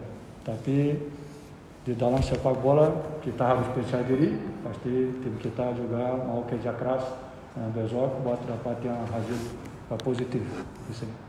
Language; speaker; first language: Indonesian; non-native, learner; Portuguese